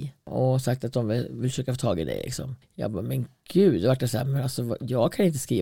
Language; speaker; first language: Swedish; native; Swedish